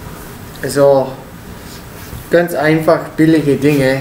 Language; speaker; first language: German; non-native, learner; Italian